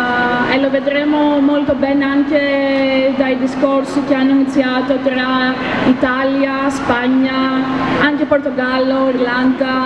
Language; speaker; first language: Italian; non-native, learner; Greek